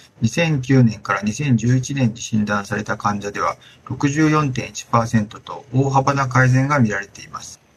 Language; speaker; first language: Japanese; native; Japanese